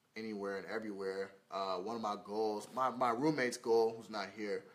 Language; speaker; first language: English; native; English